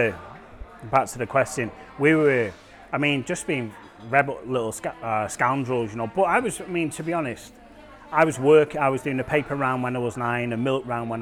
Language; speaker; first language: English; native; English